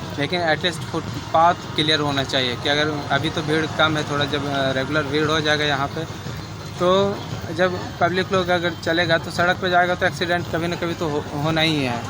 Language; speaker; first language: Hindi; native; Hindi